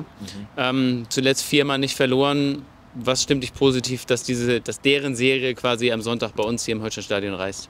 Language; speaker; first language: German; native; German